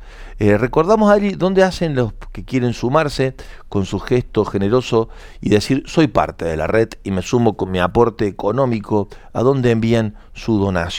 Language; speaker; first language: Spanish; native; Spanish